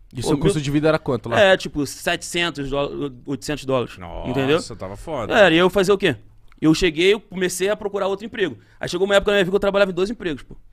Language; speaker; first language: Portuguese; native; Portuguese